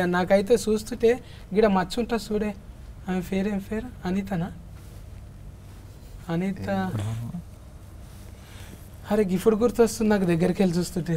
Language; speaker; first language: Telugu; native; Telugu